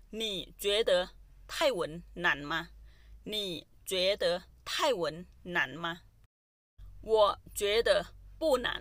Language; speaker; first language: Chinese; non-native, fluent; Thai